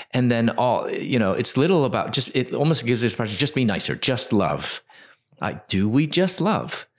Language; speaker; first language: English; native; English